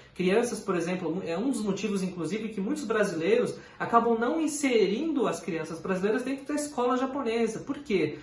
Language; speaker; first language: Portuguese; native; Portuguese